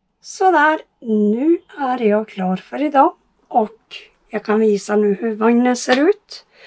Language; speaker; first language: Swedish; native; Swedish